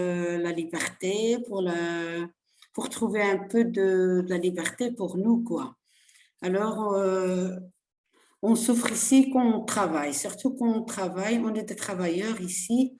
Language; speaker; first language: French; non-native, learner; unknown